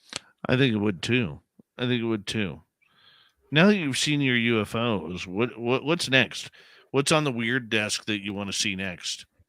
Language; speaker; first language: English; native; English